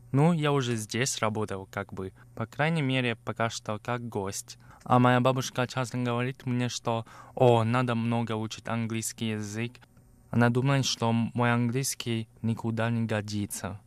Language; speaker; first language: Russian; non-native, fluent; Chinese